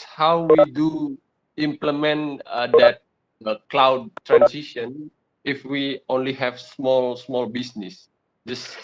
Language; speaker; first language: English; non-native, fluent; Indonesian